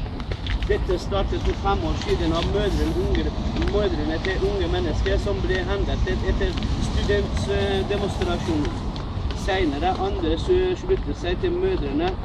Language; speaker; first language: Norwegian; non-native, fluent; Persian